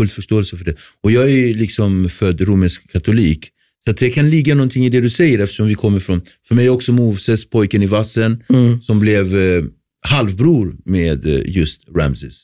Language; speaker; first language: Swedish; native; Swedish